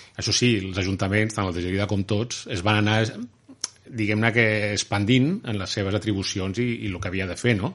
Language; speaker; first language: Catalan; native; Catalan